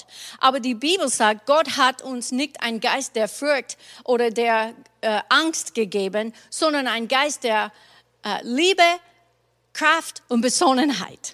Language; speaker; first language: German; non-native, fluent; English